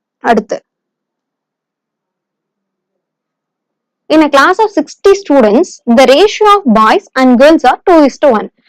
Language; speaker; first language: English; non-native, local second language; Tamil